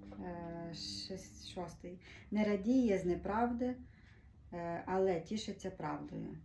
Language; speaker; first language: Ukrainian; native; Ukrainian